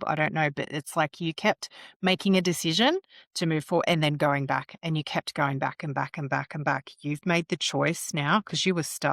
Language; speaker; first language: English; native; English